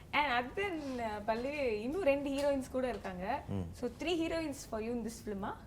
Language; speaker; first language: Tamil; native; Tamil